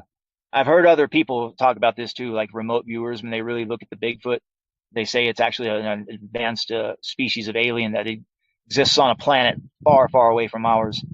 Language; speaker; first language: English; native; English